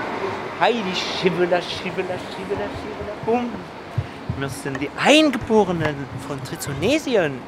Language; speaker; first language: German; native; German